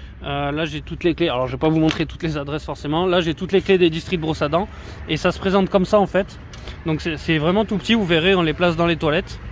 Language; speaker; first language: French; native; French